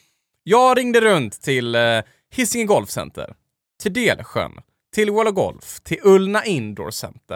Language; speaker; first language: Swedish; native; Swedish